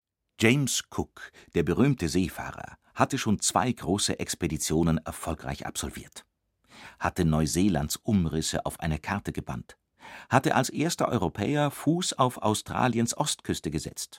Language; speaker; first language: German; native; German